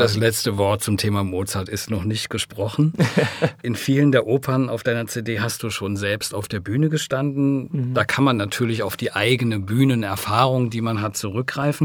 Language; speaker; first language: German; native; German